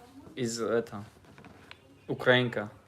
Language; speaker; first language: Russian; non-native, learner; Tajik